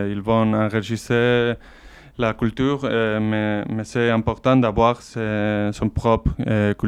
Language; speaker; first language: French; non-native, learner; Basque